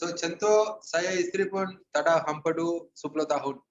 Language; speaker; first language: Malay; non-native, local second language; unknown